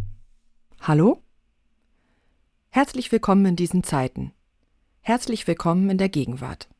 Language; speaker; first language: German; native; German